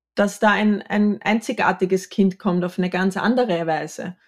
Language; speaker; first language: German; native; German